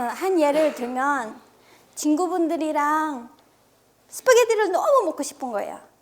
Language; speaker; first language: Korean; non-native, fluent; Filipino